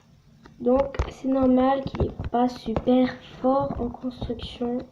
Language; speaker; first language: French; native; French